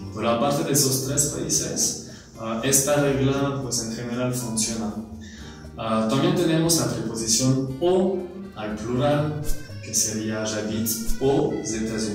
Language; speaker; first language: Spanish; non-native, fluent; French